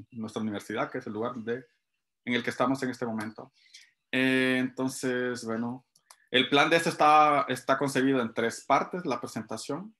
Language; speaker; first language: Spanish; native; Spanish